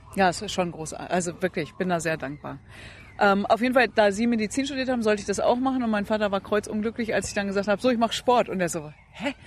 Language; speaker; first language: German; native; German